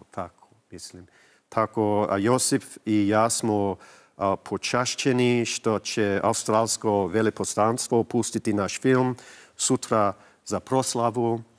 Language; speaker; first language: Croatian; early bilingual, heritage; English